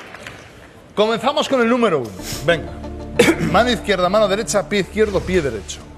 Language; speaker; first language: Spanish; native; Spanish